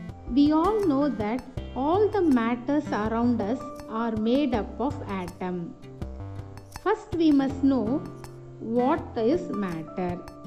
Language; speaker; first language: English; non-native, local second language; Tamil